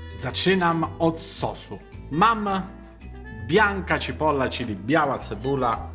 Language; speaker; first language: Polish; non-native, learner; Italian